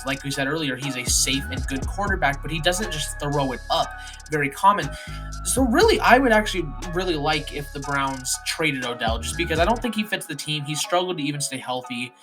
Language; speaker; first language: English; native; English